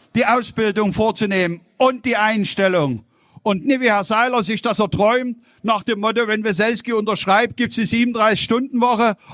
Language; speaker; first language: German; native; German